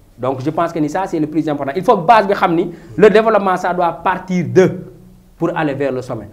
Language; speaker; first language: French; non-native, local second language; Wolof